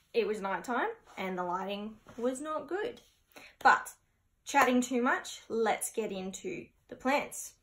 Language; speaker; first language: English; native; English